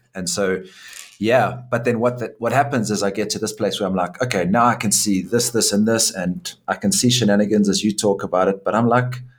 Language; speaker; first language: English; native; English